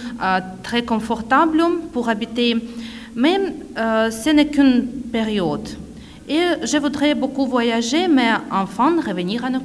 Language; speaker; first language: French; non-native, fluent; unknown